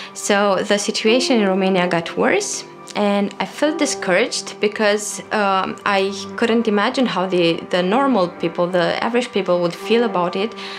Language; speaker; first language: English; non-native, fluent; Romanian